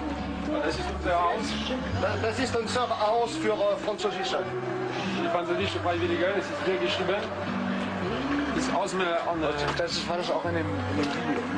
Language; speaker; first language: German; non-native, learner; French